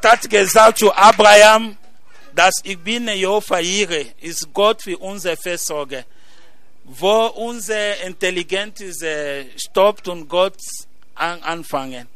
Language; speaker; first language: German; non-native, learner; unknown